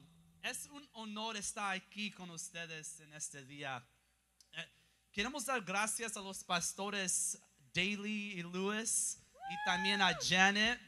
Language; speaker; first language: Spanish; early bilingual, heritage; English